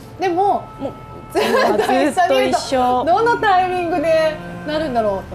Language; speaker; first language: Japanese; native; Japanese